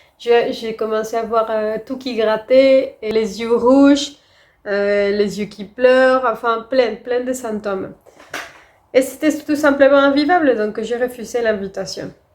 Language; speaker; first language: French; non-native, fluent; Spanish